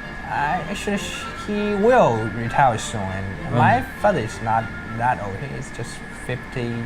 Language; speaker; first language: English; non-native, learner; Chinese